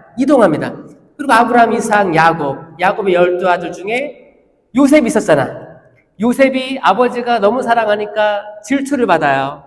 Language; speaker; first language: Korean; native; Korean